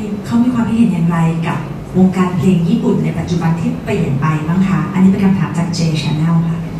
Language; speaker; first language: Thai; native; Thai